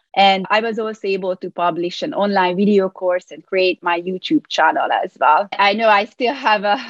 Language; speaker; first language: English; non-native, fluent; Hungarian